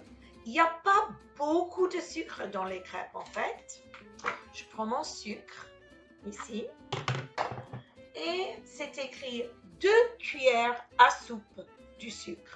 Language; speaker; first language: French; non-native, fluent; English